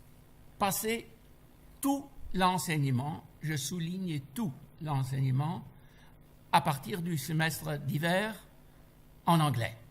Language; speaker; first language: French; non-native, fluent; German